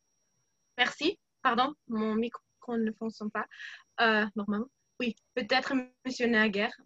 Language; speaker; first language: French; non-native, fluent; German